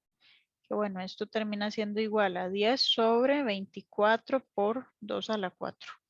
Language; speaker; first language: Spanish; native; Spanish